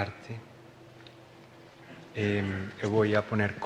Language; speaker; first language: Portuguese; non-native, learner; Spanish